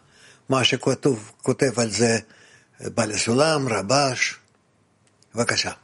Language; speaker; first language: Hebrew; non-native, fluent; Russian